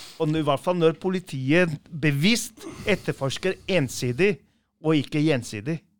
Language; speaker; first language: Norwegian; early bilingual, other home language; Urdu